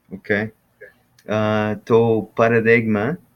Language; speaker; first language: Greek; non-native, learner; English